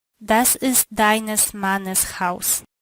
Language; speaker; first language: German; non-native, learner; Polish